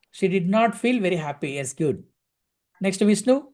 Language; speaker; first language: English; non-native, local second language; Telugu